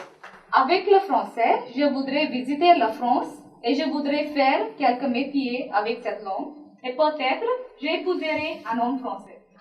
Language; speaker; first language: French; non-native, learner; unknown